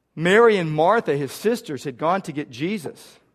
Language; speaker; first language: English; native; English